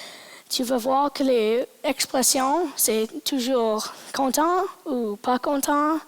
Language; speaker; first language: French; non-native, local second language; English